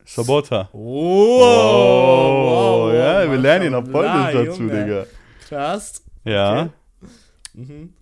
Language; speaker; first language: German; early bilingual, other home language; Polish